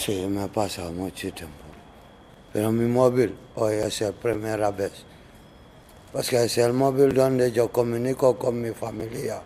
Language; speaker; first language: Spanish; non-native, learner; Arabic